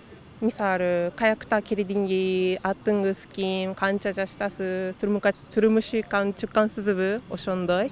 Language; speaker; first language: Kyrgyz; non-native, learner; Japanese